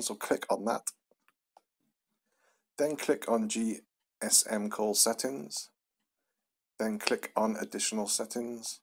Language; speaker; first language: English; native; English